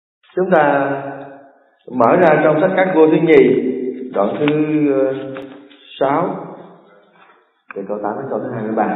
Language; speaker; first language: Vietnamese; native; Vietnamese